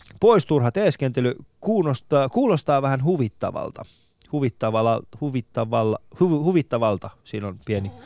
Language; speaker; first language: Finnish; early bilingual, other home language; Persian